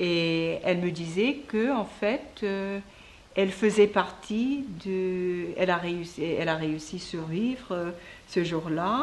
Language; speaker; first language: French; non-native, learner; English